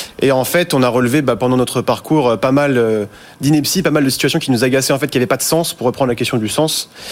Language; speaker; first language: French; native; French